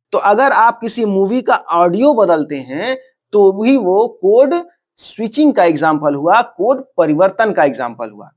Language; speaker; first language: Hindi; native; Hindi